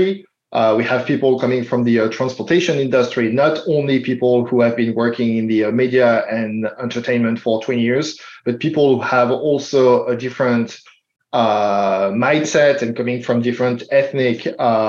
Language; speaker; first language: English; non-native, fluent; French